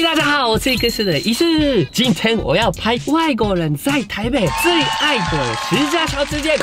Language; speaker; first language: Chinese; non-native, fluent; Japanese